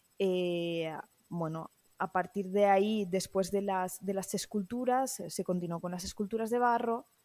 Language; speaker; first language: Spanish; native; Spanish